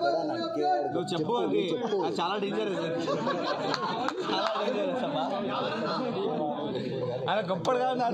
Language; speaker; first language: Telugu; non-native, learner; Hindi